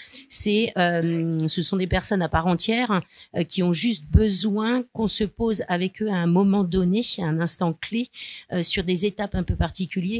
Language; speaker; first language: French; native; French